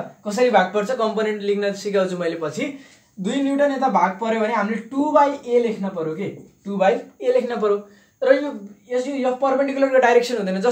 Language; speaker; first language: Nepali; native; Nepali